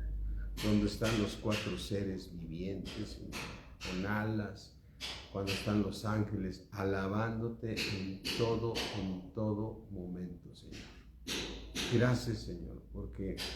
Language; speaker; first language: Spanish; native; Spanish